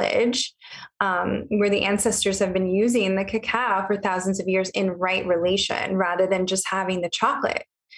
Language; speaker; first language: English; native; English